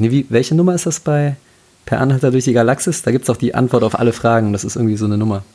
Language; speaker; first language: German; native; German